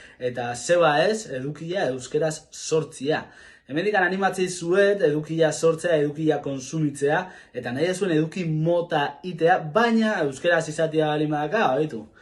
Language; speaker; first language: Basque; native; Basque